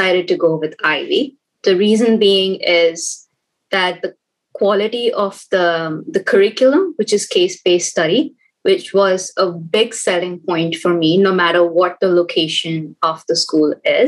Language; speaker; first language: English; non-native, local second language; Hindi